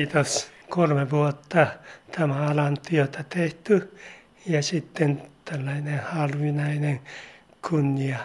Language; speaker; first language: Finnish; non-native, learner; Japanese